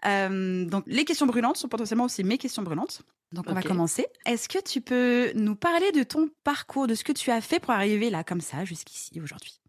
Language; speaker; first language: French; native; French